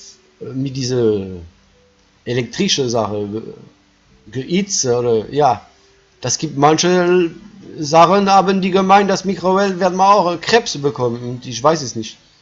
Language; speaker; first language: German; non-native, fluent; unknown